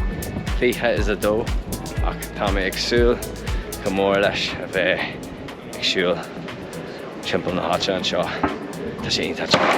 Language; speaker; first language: Irish; non-native, local second language; English